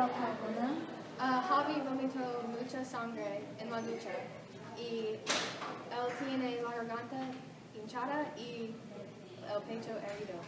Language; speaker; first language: Spanish; non-native, learner; English